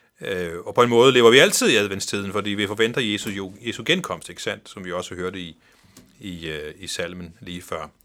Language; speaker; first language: Danish; non-native, local second language; Faroese